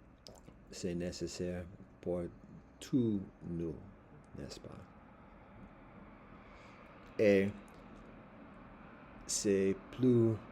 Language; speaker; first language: French; non-native, learner; English